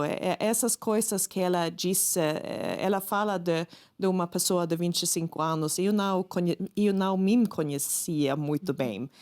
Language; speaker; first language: Portuguese; non-native, fluent; Swedish